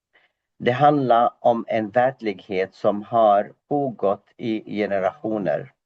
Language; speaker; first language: Swedish; non-native, fluent; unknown